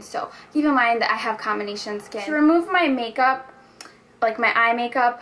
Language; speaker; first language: English; native; English